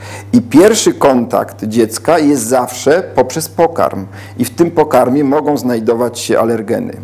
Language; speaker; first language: Polish; native; Polish